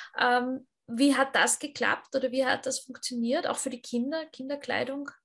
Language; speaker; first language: German; native; German